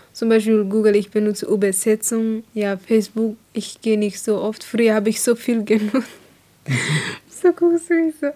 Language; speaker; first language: German; non-native, learner; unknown